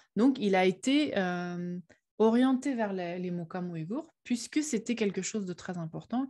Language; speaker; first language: French; non-native, fluent; Uyghur